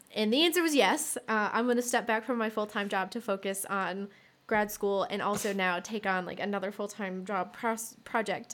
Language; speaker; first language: English; native; English